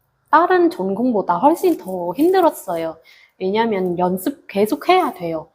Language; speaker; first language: Korean; non-native, fluent; Vietnamese